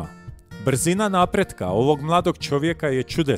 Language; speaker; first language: Croatian; native; Croatian